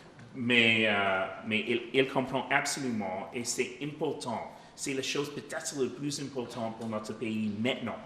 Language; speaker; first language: French; non-native, local second language; English